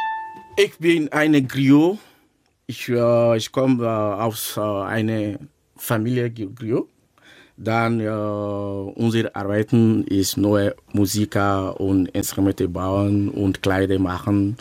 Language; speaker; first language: German; non-native, learner; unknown